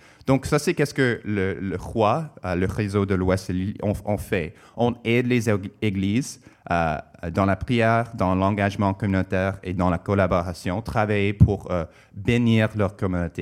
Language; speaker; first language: French; non-native, local second language; English